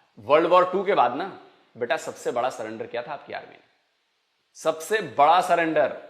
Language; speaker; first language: Hindi; native; Hindi